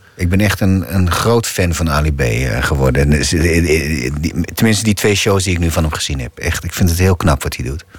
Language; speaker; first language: Dutch; non-native, local second language; Low German